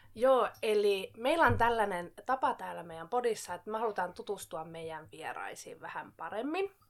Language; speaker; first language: Finnish; non-native, local second language; Swedish